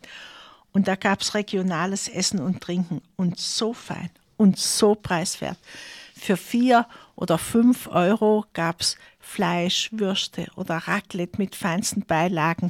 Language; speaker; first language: German; native; German